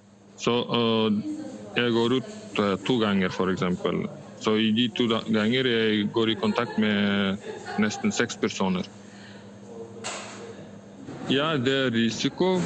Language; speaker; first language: Norwegian; non-native, learner; Russian